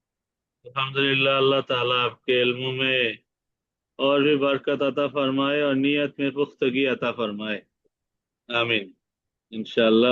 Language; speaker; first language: Hindi; non-native, fluent; Bangla